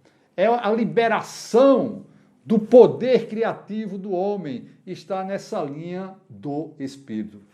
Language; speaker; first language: Portuguese; native; Portuguese